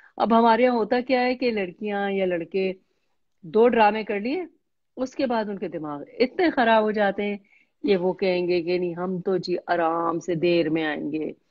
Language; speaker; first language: Urdu; native; Urdu